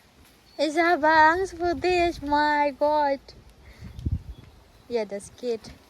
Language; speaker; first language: German; non-native, learner; Filipino